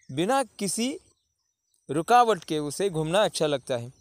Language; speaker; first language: Hindi; non-native, local second language; Marathi